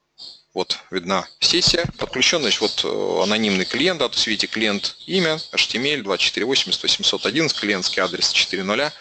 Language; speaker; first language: Russian; native; Russian